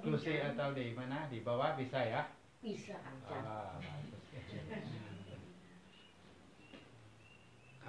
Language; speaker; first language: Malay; non-native, fluent; Thai